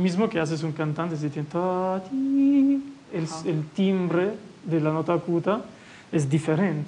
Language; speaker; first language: Spanish; non-native, fluent; Italian